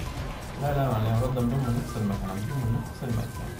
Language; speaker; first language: Arabic; native; Arabic